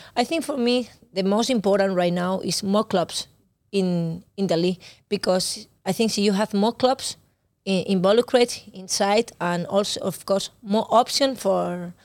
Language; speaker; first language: English; non-native, learner; Spanish